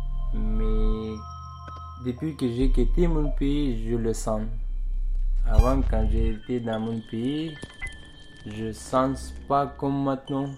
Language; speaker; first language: French; non-native, learner; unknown